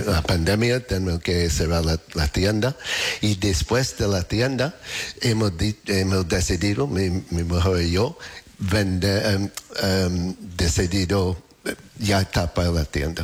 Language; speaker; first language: Spanish; non-native, learner; English